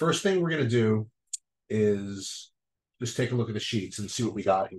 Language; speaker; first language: English; native; English